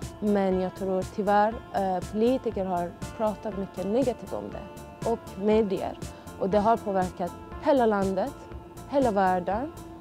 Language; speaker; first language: Swedish; non-native, fluent; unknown